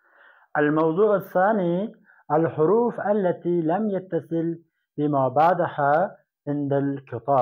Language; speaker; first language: Arabic; non-native, fluent; Persian